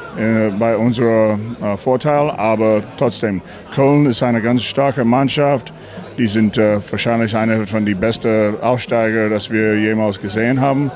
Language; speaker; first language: German; non-native, fluent; English